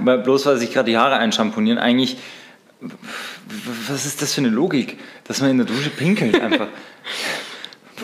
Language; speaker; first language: German; native; German